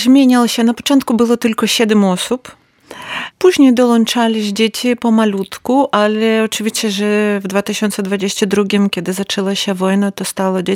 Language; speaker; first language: Polish; non-native, learner; Ukrainian